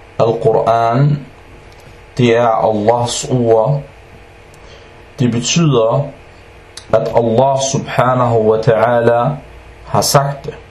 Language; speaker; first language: Danish; non-native, fluent; Arabic